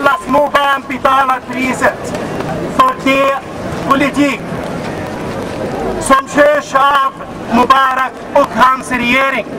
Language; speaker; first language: Swedish; non-native, fluent; Arabic